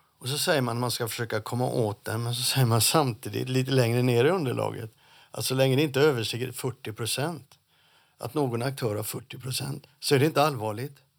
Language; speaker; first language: Swedish; native; Swedish